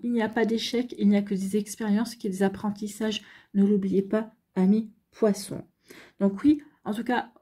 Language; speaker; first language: French; native; French